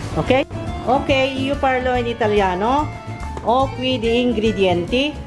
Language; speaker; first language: Italian; non-native, local second language; Filipino